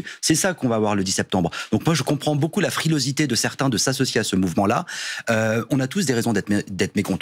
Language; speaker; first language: French; native; French